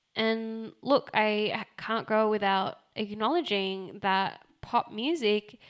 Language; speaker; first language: English; early bilingual, other home language; Japanese